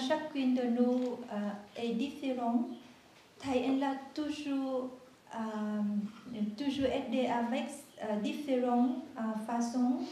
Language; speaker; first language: French; non-native, learner; Vietnamese